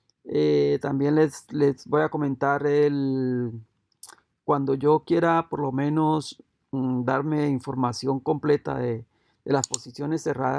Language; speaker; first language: Spanish; native; Spanish